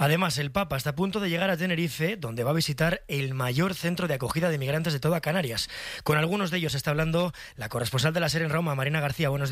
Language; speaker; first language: Spanish; native; Spanish